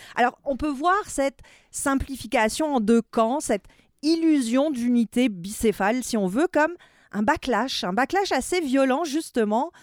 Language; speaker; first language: French; native; French